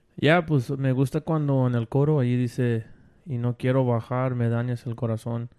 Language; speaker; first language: Spanish; early bilingual, other home language; English